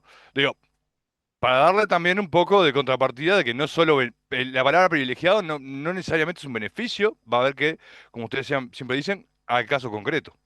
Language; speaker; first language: Spanish; native; Spanish